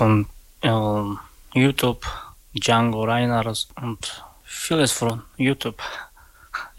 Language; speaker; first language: German; non-native, learner; Slovak